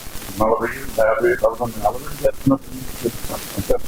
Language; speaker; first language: Telugu; native; Telugu